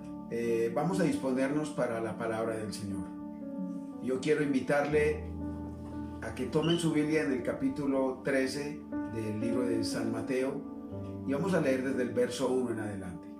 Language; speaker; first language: Spanish; native; Spanish